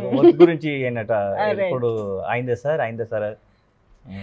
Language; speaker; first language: Telugu; non-native, learner; Kannada